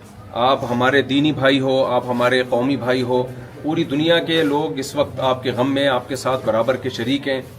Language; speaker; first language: Urdu; native; Urdu